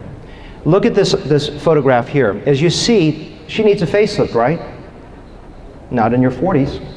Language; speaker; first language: English; native; English